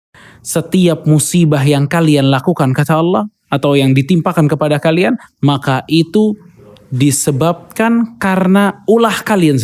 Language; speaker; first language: Indonesian; native; Indonesian